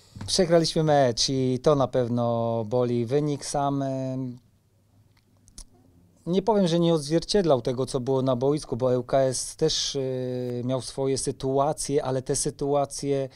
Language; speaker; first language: Polish; native; Polish